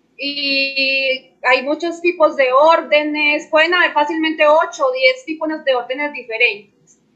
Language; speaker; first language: Spanish; native; Spanish